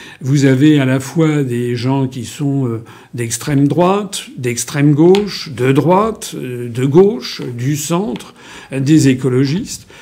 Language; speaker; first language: French; native; French